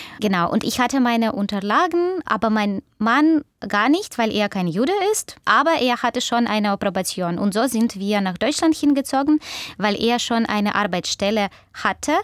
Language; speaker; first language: German; non-native, fluent; Russian